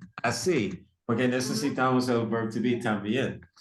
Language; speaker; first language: Spanish; non-native, fluent; English